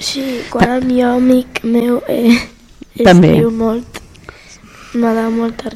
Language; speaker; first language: Catalan; non-native, local second language; Spanish